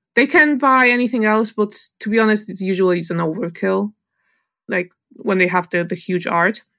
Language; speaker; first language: English; non-native, fluent; Polish